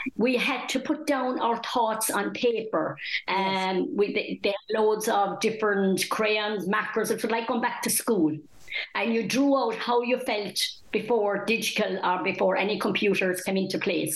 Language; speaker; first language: English; native; English